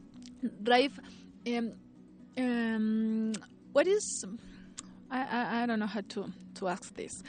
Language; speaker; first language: English; non-native, fluent; Spanish